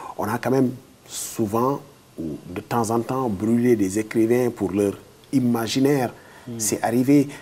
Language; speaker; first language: French; non-native, local second language; Wolof